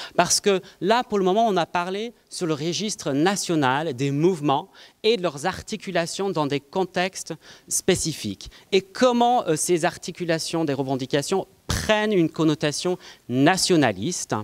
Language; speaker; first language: French; non-native, fluent; English